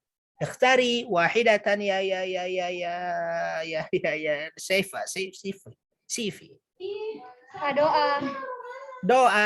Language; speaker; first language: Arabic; non-native, fluent; Indonesian